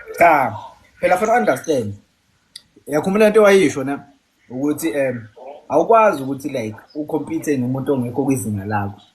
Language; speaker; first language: Zulu; native; Zulu